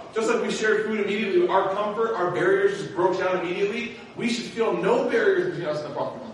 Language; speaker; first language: English; native; English